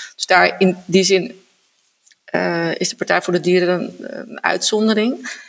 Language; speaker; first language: Dutch; native; Dutch